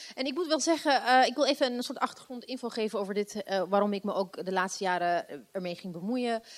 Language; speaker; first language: Dutch; non-native, fluent; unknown